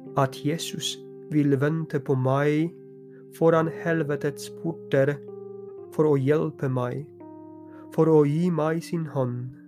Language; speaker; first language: Norwegian; non-native, fluent; Polish